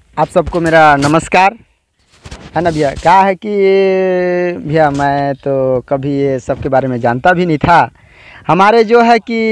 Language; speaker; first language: Hindi; native; Hindi